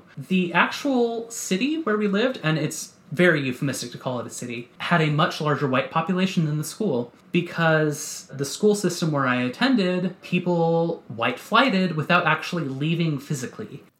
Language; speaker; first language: English; native; English